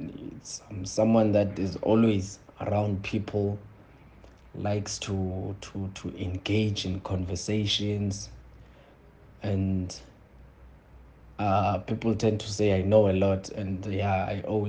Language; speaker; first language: English; non-native, local second language; Xhosa